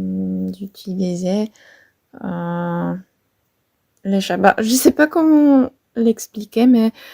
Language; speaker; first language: French; non-native, fluent; Polish